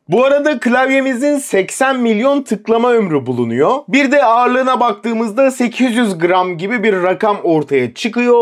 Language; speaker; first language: Turkish; native; Turkish